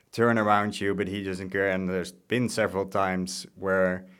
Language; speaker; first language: English; non-native, fluent; Dutch